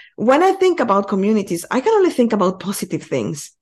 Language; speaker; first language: English; non-native, fluent; Spanish